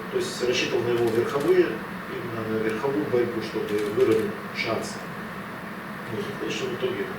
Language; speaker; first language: Russian; native; Russian